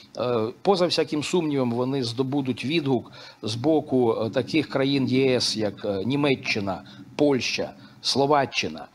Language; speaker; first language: Ukrainian; native; Ukrainian